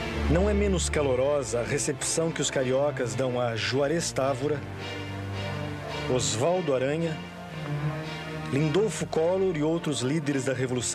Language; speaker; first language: Portuguese; native; Portuguese